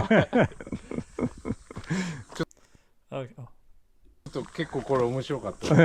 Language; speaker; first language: Japanese; native; Japanese